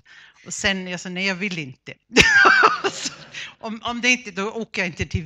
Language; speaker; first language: Swedish; non-native, fluent; German